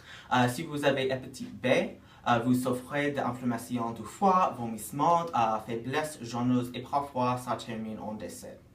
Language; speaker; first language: French; non-native, learner; English